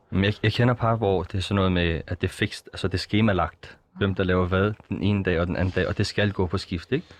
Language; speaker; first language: Danish; early bilingual, other home language; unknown